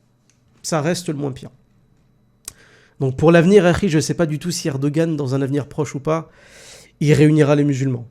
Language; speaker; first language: French; native; French